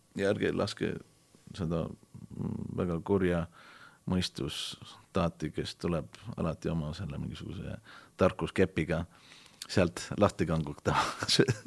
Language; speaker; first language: Estonian; early bilingual, heritage; Estonian